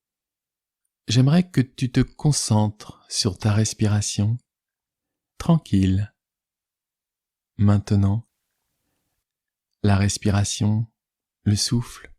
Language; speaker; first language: French; native; French